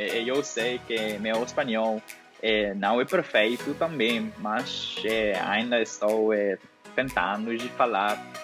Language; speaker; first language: Portuguese; non-native, learner; Spanish